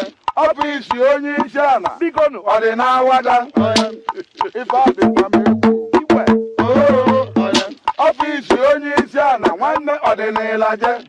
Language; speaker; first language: Igbo; native; Igbo